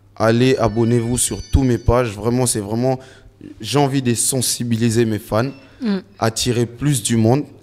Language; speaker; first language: French; non-native, local second language; Lingala